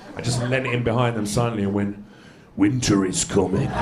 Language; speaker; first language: English; native; English